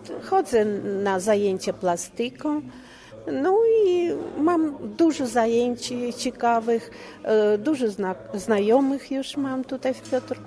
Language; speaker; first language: Polish; early bilingual, heritage; Russian